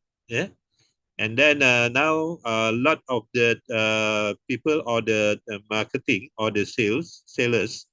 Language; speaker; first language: English; non-native, local second language; Malay